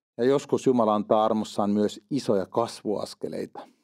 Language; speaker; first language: Finnish; native; Finnish